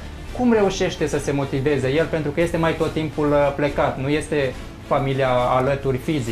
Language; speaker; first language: Romanian; native; Romanian